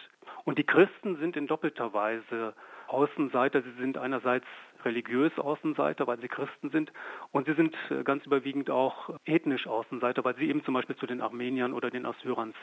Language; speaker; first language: German; native; German